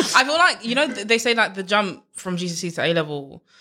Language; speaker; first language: English; native; English